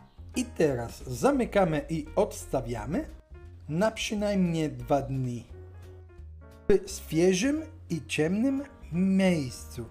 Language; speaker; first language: Polish; non-native, learner; Italian